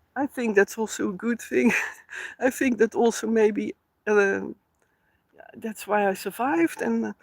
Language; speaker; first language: English; non-native, fluent; Dutch